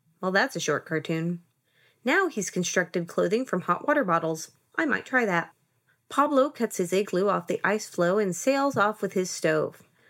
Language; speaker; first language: English; native; English